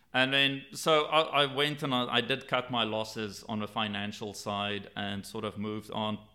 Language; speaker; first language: English; native; English